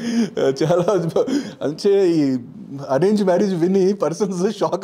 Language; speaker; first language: Telugu; non-native, fluent; Hindi